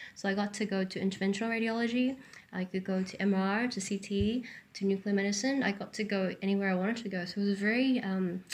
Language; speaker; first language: English; native; English